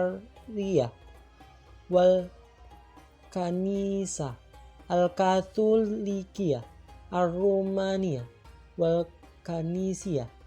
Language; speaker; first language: Arabic; non-native, learner; Indonesian